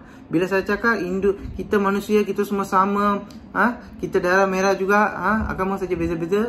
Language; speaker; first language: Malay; non-native, local second language; Tamil